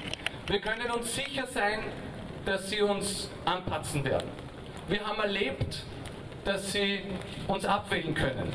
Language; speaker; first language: German; native; German